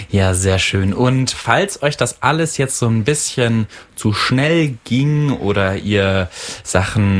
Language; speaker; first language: German; native; German